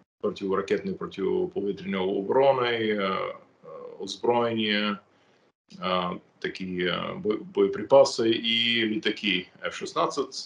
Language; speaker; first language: Ukrainian; non-native, fluent; English